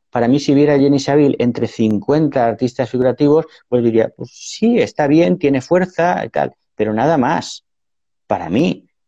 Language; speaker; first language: Spanish; native; Spanish